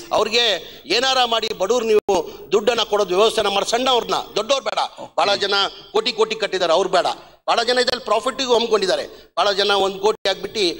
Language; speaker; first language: Kannada; non-native, local second language; Urdu